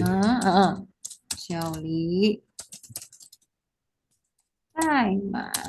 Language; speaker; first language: Chinese; non-native, fluent; Indonesian